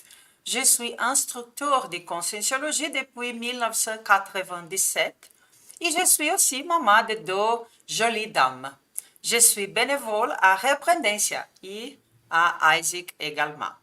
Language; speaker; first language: French; non-native, fluent; Portuguese